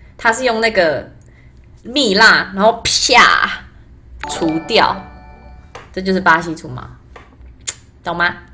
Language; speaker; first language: Chinese; early bilingual, heritage; Chinese